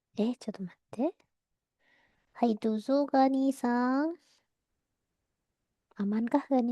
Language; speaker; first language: Japanese; non-native, fluent; Indonesian